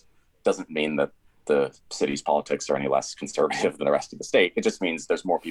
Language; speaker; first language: English; native; English